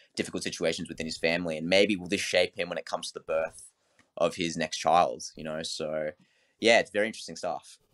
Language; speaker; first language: English; native; English